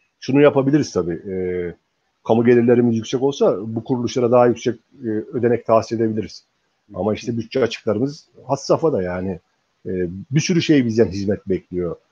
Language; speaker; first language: Turkish; native; Turkish